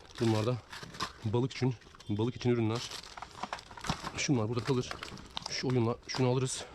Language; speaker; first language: Turkish; native; Turkish